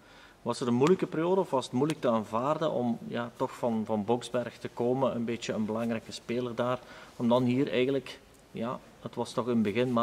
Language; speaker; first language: Dutch; native; Dutch